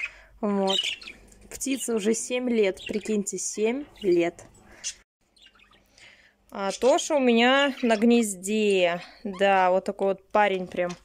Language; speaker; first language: Russian; native; Russian